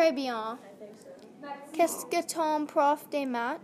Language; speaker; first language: French; non-native, learner; English